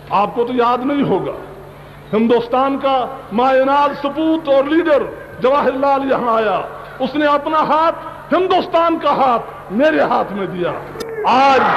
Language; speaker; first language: Urdu; non-native, local second language; Kashmiri